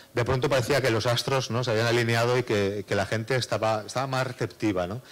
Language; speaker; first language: Spanish; native; Spanish